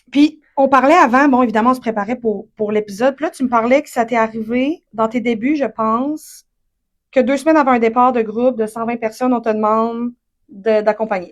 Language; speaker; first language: French; native; French